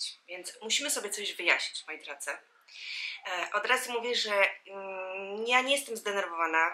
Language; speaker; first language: Polish; native; Polish